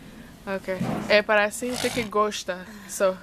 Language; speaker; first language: Portuguese; non-native, fluent; English